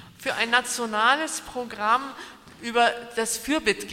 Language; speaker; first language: German; native; German